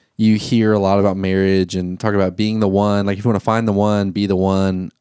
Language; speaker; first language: English; native; English